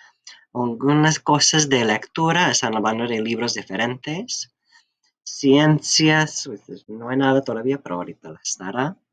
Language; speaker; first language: Spanish; non-native, fluent; English